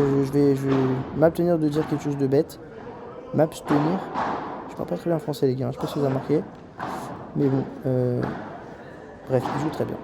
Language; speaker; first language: French; native; French